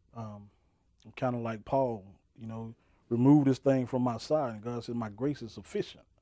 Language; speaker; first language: English; native; English